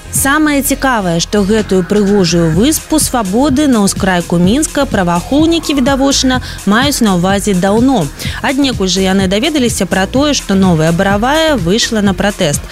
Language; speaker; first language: Belarusian; non-native, local second language; Russian